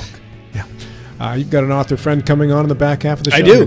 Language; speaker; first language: English; native; English